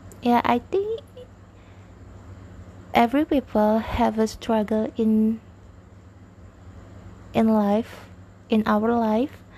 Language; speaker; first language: English; non-native, learner; Indonesian